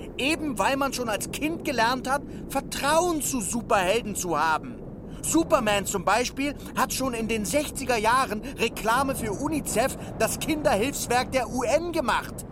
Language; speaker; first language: German; native; German